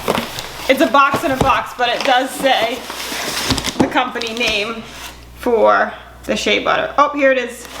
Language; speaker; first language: English; native; English